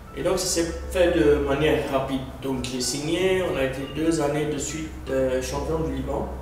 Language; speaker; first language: French; non-native, local second language; Arabic